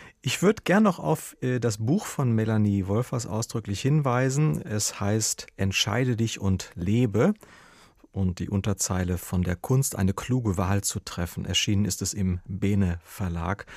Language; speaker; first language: German; native; German